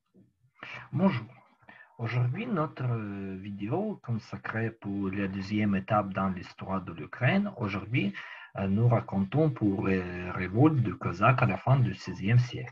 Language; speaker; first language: French; non-native, learner; Ukrainian